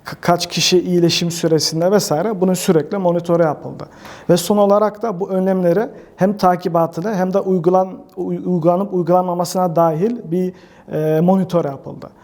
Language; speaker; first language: Turkish; early bilingual, heritage; Turkish